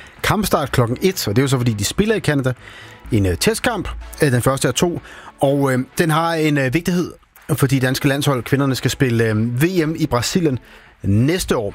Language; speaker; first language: Danish; native; Danish